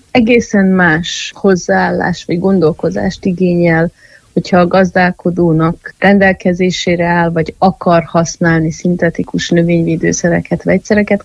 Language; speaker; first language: Hungarian; native; Hungarian